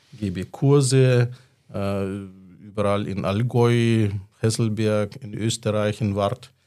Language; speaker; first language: German; non-native, fluent; Russian